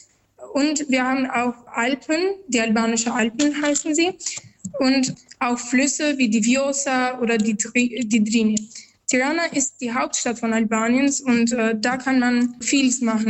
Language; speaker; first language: German; non-native, learner; Albanian